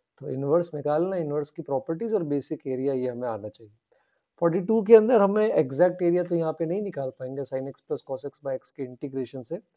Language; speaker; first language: Hindi; native; Hindi